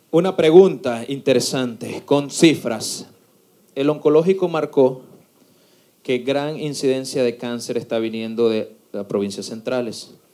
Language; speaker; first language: Spanish; native; Spanish